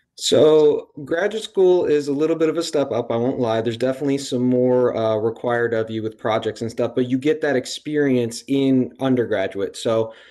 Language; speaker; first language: English; native; English